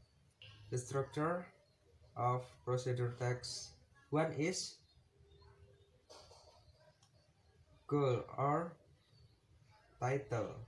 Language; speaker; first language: English; non-native, learner; Indonesian